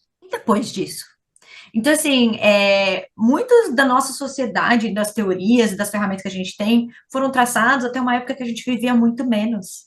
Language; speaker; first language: Portuguese; native; Portuguese